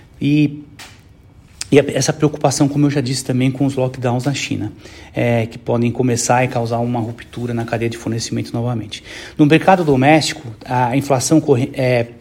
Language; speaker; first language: Portuguese; native; Portuguese